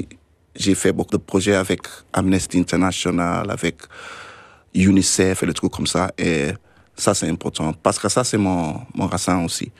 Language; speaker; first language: French; non-native, learner; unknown